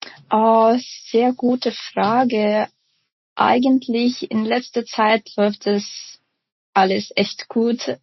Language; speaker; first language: German; non-native, fluent; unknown